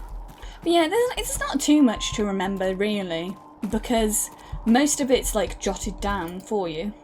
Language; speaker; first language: English; native; English